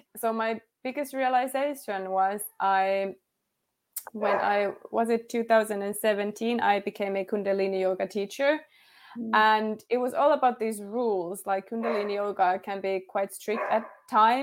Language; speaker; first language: English; non-native, fluent; Finnish